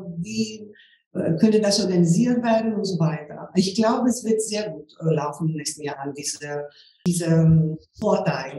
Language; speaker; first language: German; non-native, fluent; Greek